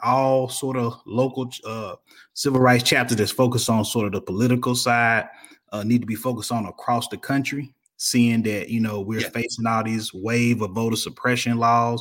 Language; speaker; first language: English; native; English